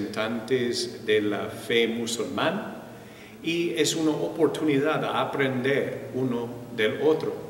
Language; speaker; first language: Spanish; non-native, fluent; English